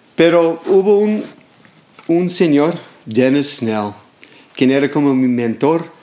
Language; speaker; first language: Spanish; non-native, fluent; English